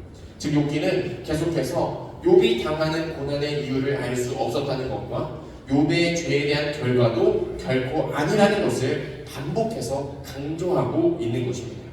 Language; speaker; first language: Korean; native; Korean